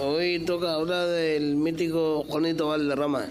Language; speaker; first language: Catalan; non-native, local second language; Spanish